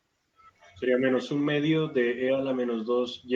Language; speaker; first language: Spanish; native; Spanish